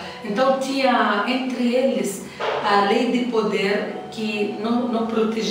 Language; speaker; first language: Portuguese; non-native, learner; Arabic